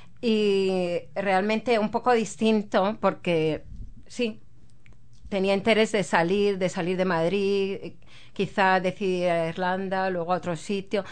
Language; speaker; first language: Spanish; native; Spanish